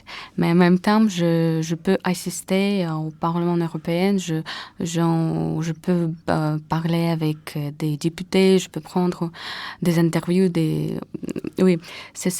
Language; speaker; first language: French; non-native, fluent; Russian